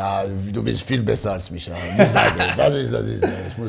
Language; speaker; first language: German; non-native, learner; French